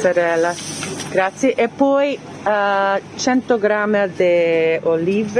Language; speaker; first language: Italian; non-native, learner; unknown